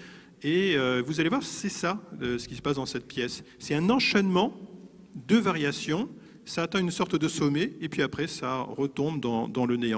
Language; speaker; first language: French; native; French